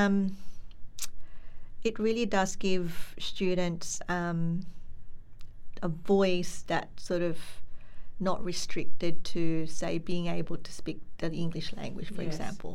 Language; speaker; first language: English; non-native, local second language; Filipino